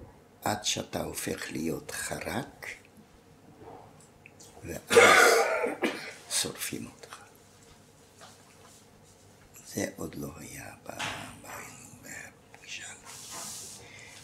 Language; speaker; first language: Hebrew; non-native, fluent; German